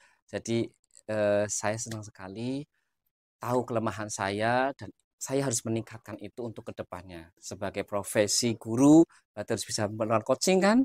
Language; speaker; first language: Indonesian; native; Indonesian